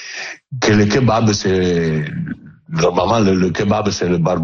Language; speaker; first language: French; non-native, learner; Italian